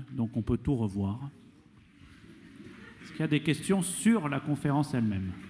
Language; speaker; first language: French; native; French